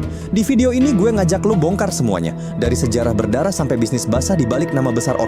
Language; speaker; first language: Indonesian; native; Indonesian